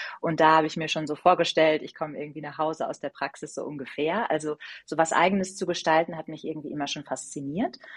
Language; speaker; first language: German; native; German